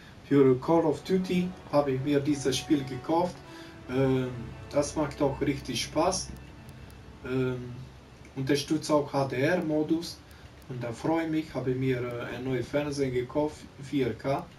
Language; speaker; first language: German; non-native, local second language; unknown